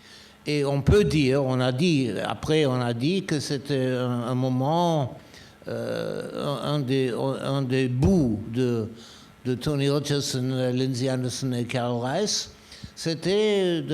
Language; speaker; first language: French; non-native, fluent; German